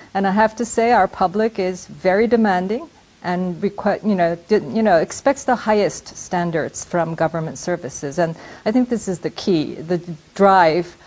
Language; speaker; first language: English; non-native, fluent; Korean